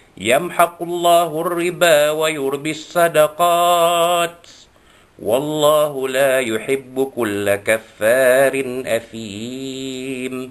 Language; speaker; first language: Arabic; non-native, learner; Malay